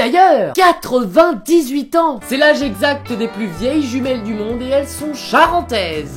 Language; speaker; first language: French; native; French